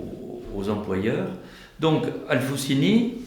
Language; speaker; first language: French; native; French